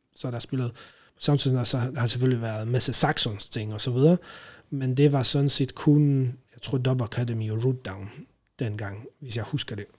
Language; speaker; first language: Danish; non-native, fluent; Polish